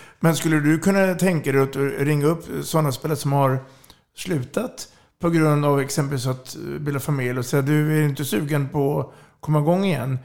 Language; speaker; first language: Swedish; native; Swedish